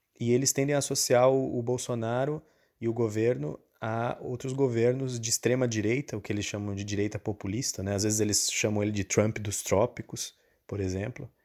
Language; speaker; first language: Portuguese; native; Portuguese